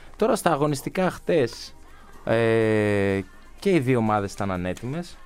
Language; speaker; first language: Greek; native; Greek